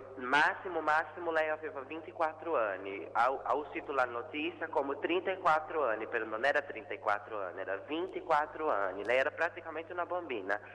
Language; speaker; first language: Italian; non-native, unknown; Portuguese